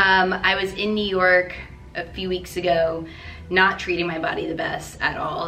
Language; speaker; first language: English; native; English